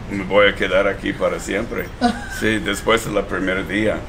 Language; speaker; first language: Spanish; non-native, local second language; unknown